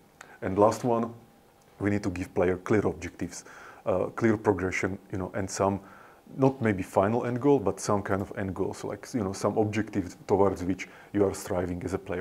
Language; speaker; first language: English; non-native, fluent; Slovak